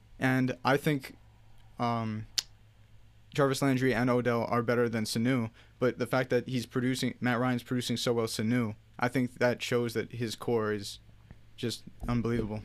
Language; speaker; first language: English; native; English